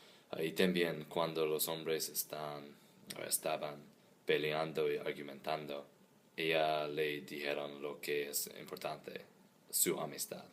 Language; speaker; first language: Spanish; non-native, learner; English